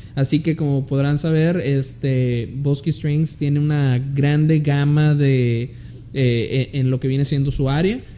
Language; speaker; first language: Spanish; early bilingual, heritage; Spanish